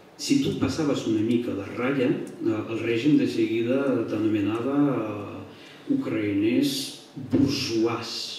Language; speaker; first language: Catalan; non-native, fluent; Russian